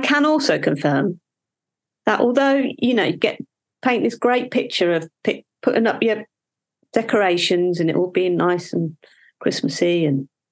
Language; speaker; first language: English; native; English